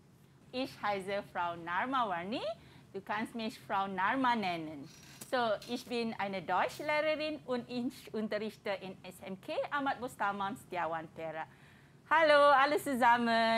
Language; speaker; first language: German; non-native, learner; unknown